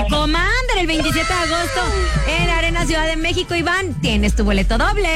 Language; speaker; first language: Spanish; native; Spanish